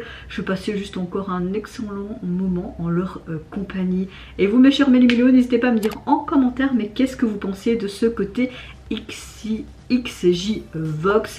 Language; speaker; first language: French; native; French